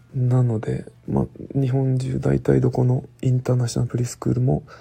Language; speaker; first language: Japanese; native; Japanese